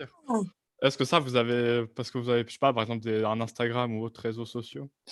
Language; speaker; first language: French; native; French